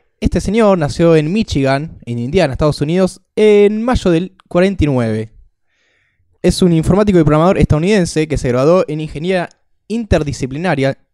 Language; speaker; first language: Spanish; native; Spanish